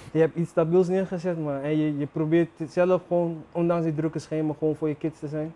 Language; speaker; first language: Dutch; non-native, local second language; Papiamento